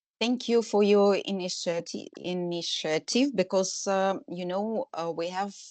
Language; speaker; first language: English; non-native, learner; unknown